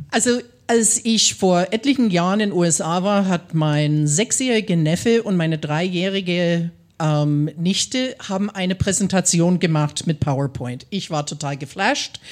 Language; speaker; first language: German; non-native, fluent; English